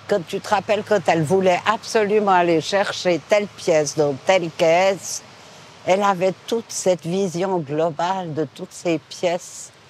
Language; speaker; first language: French; native; French